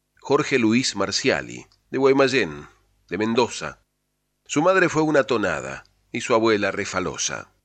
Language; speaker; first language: Spanish; native; Spanish